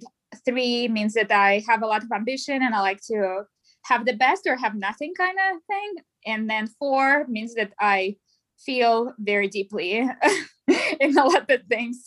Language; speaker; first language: English; non-native, fluent; Russian